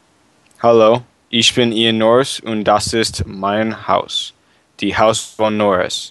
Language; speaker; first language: German; non-native, learner; English